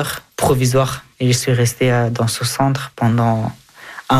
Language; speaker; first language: French; early bilingual, other home language; Persian